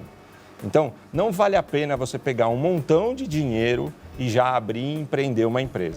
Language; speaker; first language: Portuguese; native; Portuguese